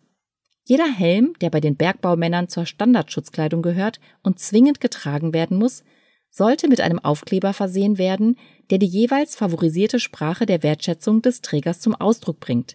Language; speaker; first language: German; native; German